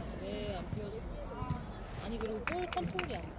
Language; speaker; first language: Korean; native; Korean